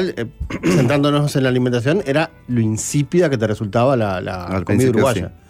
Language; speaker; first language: Spanish; native; Spanish